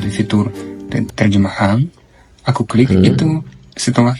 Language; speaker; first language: Indonesian; non-native, learner; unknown